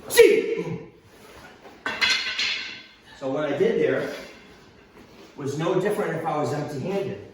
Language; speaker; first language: English; native; English